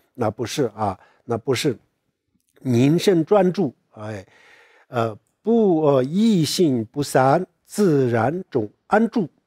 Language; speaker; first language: Chinese; non-native, local second language; Tibetan